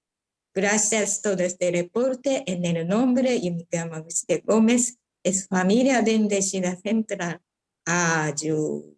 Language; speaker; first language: Spanish; non-native, fluent; Japanese